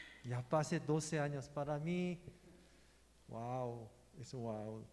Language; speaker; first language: Spanish; non-native, learner; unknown